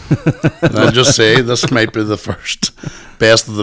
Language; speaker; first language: English; native; English